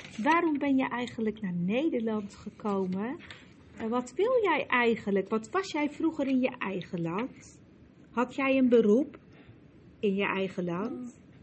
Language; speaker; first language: Dutch; native; Dutch